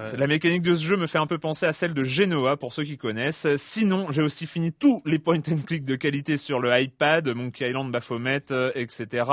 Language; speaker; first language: French; native; French